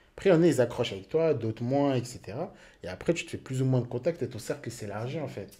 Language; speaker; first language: French; early bilingual, other home language; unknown